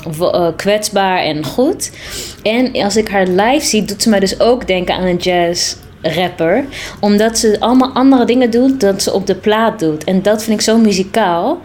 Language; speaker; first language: Dutch; early bilingual, other home language; Tigrinya